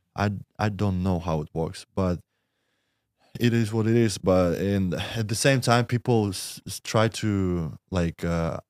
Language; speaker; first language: English; non-native, learner; Russian